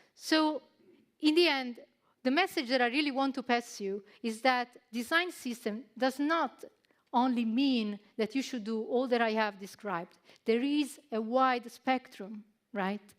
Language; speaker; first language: English; non-native, fluent; Italian